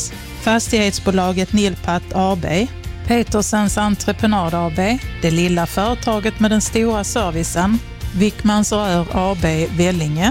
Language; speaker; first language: Swedish; native; Swedish